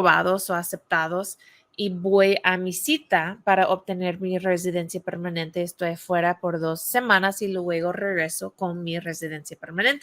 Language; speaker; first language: Spanish; non-native, fluent; English